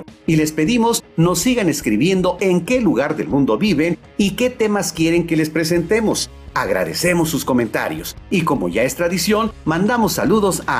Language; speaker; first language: Spanish; native; Spanish